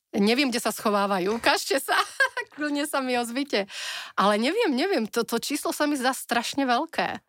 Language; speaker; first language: Slovak; native; Slovak